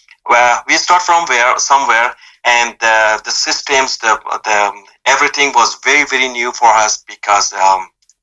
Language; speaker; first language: English; non-native, fluent; Persian